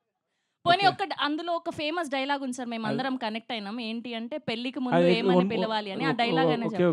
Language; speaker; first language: Telugu; native; Telugu